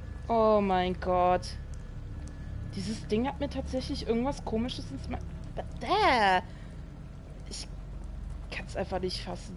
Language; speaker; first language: German; native; German